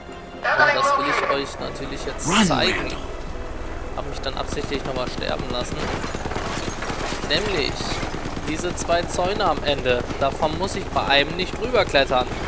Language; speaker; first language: German; native; German